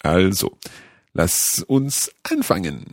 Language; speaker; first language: German; non-native, learner; English